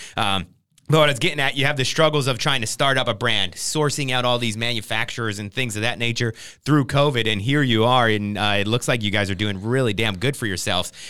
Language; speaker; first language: English; native; English